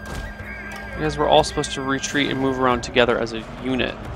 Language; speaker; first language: English; native; English